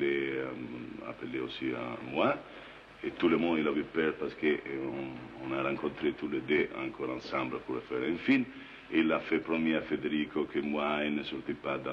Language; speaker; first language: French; non-native, learner; Italian